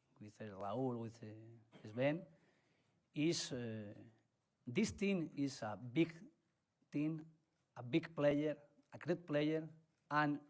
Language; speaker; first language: English; non-native, learner; Spanish